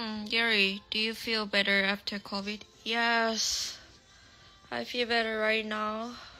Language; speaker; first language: English; non-native, learner; Korean